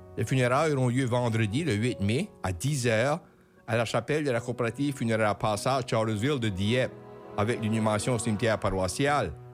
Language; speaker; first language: French; native; French